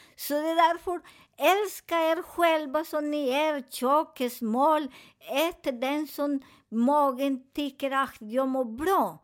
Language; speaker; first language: Swedish; non-native, learner; Spanish